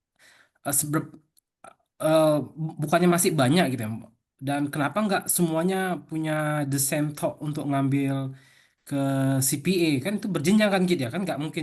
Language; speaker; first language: Indonesian; native; Indonesian